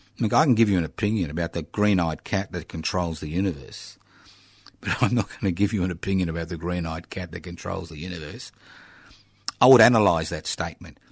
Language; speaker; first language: English; early bilingual, other home language; Italian